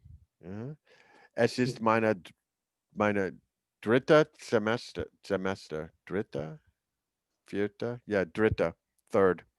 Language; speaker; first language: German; non-native, learner; English